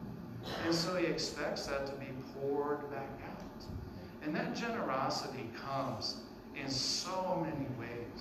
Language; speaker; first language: English; native; English